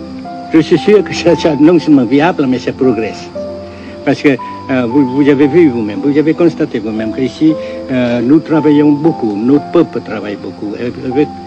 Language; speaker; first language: French; non-native, local second language; Vietnamese